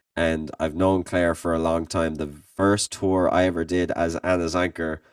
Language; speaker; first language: English; native; English